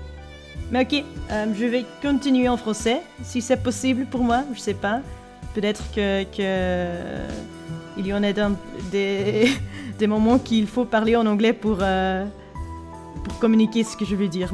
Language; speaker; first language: French; non-native, learner; Dutch